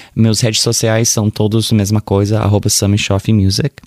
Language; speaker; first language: Portuguese; early bilingual, heritage; Portuguese